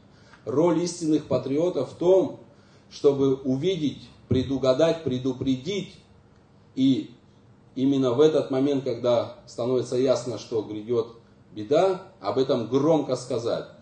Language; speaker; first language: Russian; native; Russian